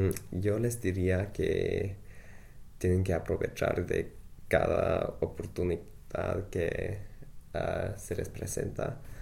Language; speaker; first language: Spanish; non-native, fluent; English